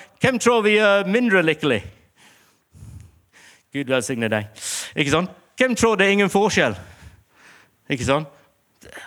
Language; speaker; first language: Norwegian; non-native, fluent; English